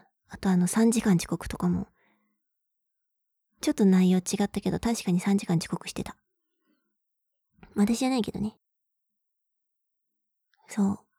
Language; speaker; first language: Japanese; native; Japanese